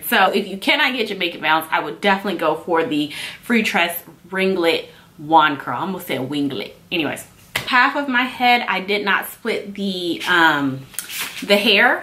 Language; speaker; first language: English; native; English